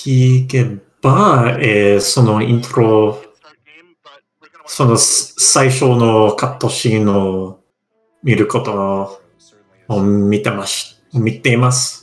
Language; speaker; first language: Japanese; non-native, learner; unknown